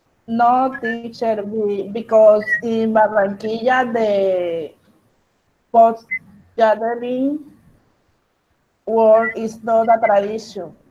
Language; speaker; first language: English; non-native, learner; Spanish